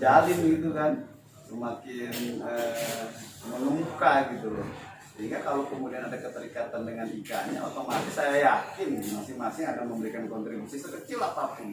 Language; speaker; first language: Indonesian; native; Indonesian